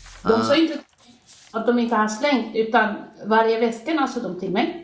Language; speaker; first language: Swedish; non-native, learner; Arabic